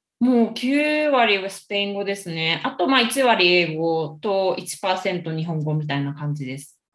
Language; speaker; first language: Japanese; native; Japanese